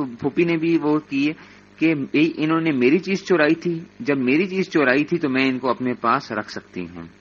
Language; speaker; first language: Urdu; native; Urdu